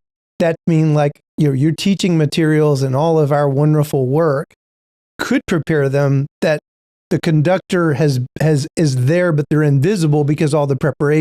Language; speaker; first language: English; native; English